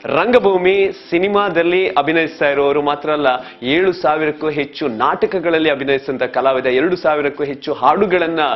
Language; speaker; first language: Kannada; native; Kannada